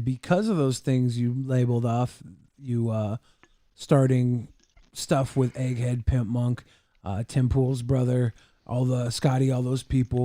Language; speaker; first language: English; native; English